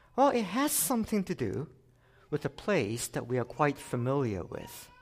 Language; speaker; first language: English; non-native, local second language; Cantonese